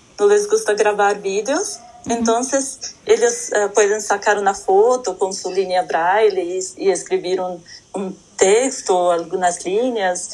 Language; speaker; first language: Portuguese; non-native, learner; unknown